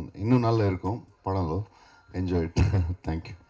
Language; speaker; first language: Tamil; non-native, learner; Telugu